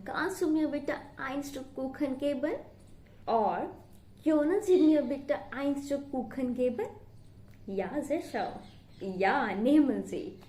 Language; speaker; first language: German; non-native, fluent; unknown